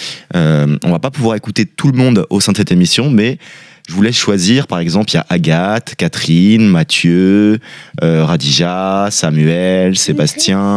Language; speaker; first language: French; native; French